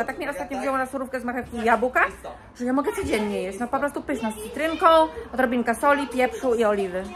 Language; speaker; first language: Polish; native; Polish